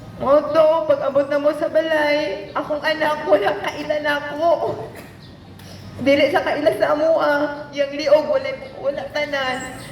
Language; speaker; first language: Cebuano; native; Cebuano